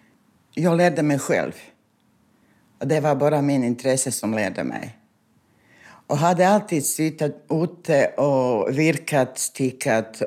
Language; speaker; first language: Swedish; non-native, fluent; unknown